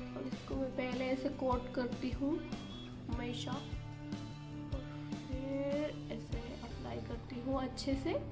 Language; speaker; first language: Hindi; non-native, local second language; Gujarati